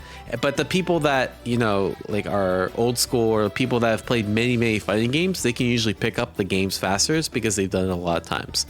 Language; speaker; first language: English; native; English